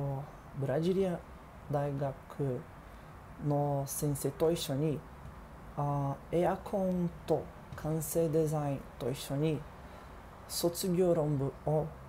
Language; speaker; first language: Japanese; non-native, learner; Portuguese